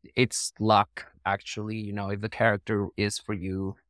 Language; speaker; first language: English; non-native, fluent; Spanish